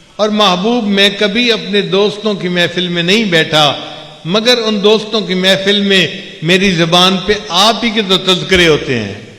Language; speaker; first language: Urdu; non-native, local second language; Punjabi